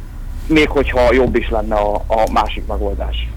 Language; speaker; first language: Hungarian; native; Hungarian